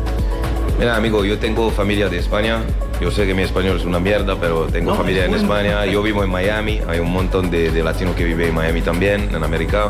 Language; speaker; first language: Spanish; non-native, learner; French